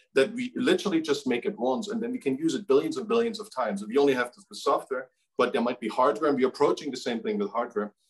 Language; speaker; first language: English; non-native, fluent; German